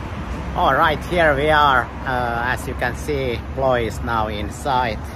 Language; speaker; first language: English; non-native, fluent; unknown